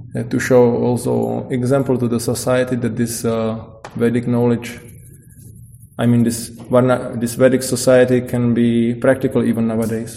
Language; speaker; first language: English; non-native, fluent; Czech